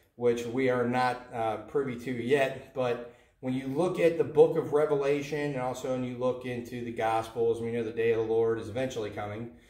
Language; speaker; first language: English; native; English